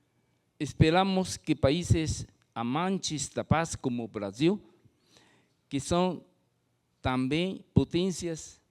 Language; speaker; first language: Portuguese; non-native, fluent; Chinese